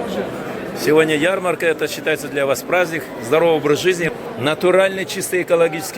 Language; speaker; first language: Russian; non-native, local second language; Uzbek